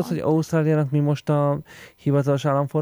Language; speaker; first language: Hungarian; native; Hungarian